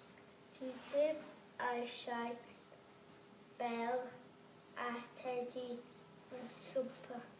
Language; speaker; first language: Welsh; non-native, local second language; English